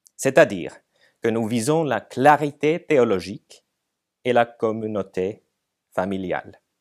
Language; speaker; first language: French; non-native, fluent; Finnish